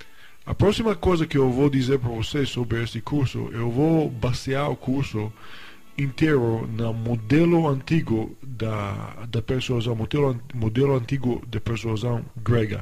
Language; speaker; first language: Portuguese; non-native, fluent; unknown